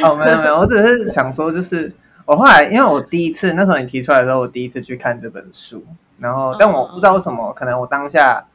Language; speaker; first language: Chinese; native; Chinese